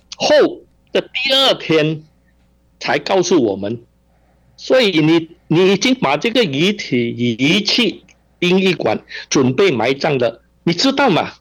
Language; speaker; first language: Chinese; non-native, local second language; Min Nan Chinese